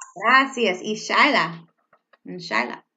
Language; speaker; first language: Spanish; non-native, learner; English